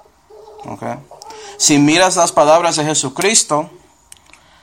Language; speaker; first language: Spanish; non-native, fluent; English